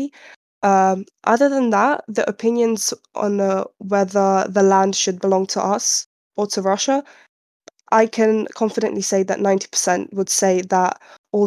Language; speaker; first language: English; non-native, fluent; Ukrainian